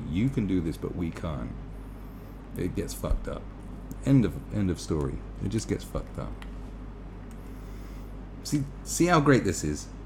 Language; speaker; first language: English; native; English